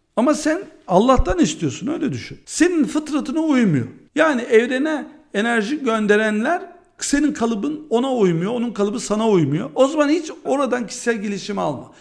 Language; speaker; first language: Turkish; early bilingual, heritage; Turkish